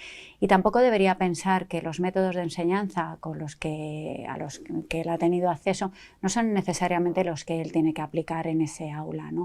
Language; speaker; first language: Spanish; native; Spanish